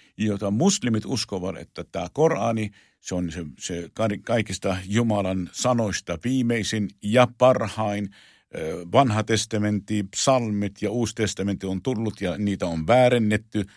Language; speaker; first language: Finnish; non-native, fluent; Arabic